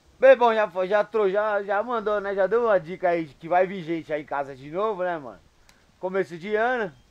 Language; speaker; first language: Portuguese; native; Portuguese